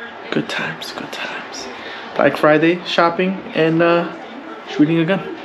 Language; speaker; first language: English; early bilingual, other home language; Spanish